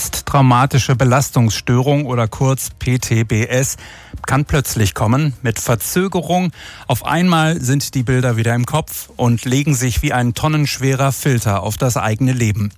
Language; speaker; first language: German; native; German